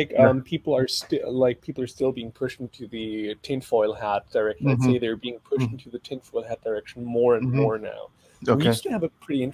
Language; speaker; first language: English; non-native, fluent; German